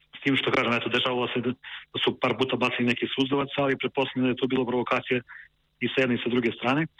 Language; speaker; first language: Serbian; native; Serbian